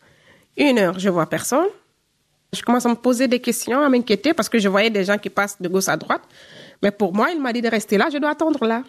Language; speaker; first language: French; non-native, local second language; Fula